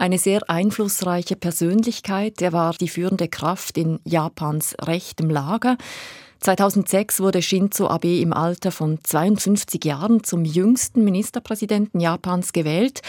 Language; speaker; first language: German; native; German